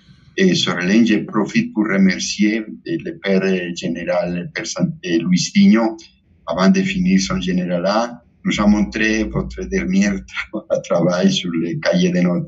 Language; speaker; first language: French; non-native, fluent; Spanish